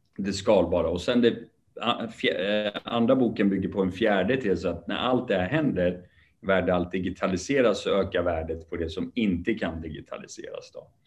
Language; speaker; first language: Swedish; early bilingual, other home language; Kurdish